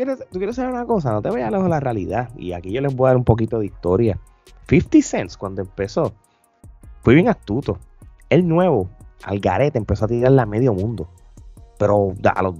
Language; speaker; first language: Spanish; native; Spanish